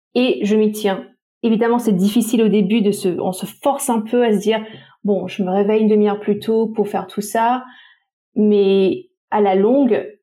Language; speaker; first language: French; native; French